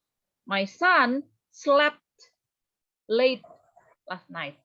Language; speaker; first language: English; non-native, fluent; Indonesian